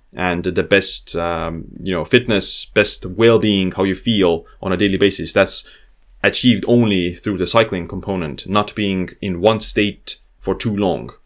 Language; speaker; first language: English; non-native, fluent; Estonian